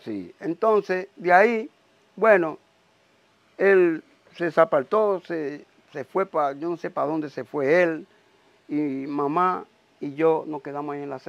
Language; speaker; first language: Spanish; native; Spanish